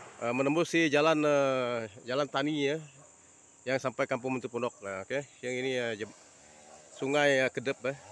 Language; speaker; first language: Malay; non-native, local second language; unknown